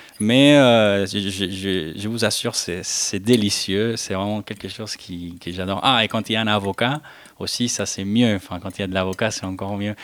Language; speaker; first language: French; non-native, fluent; Spanish